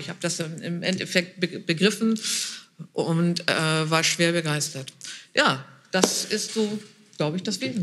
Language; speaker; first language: German; native; German